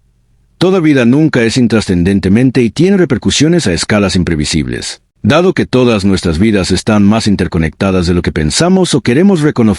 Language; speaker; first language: Spanish; native; Spanish